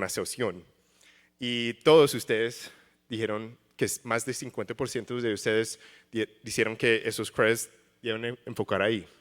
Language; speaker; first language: Spanish; early bilingual, heritage; English